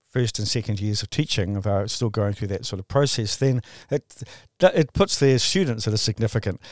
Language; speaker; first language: English; native; English